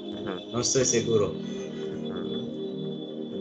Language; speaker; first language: Spanish; non-native, learner; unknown